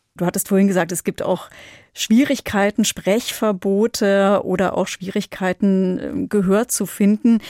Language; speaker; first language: German; native; German